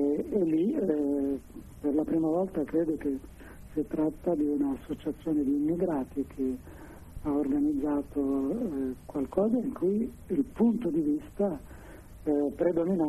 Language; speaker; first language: Italian; non-native, fluent; Arabic